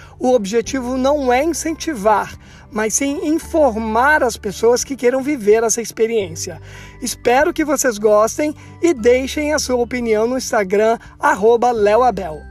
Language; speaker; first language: Portuguese; native; Portuguese